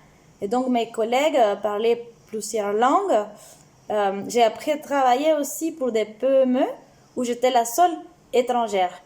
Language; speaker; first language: French; non-native, fluent; Spanish